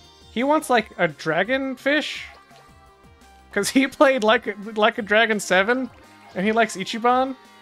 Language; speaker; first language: English; native; English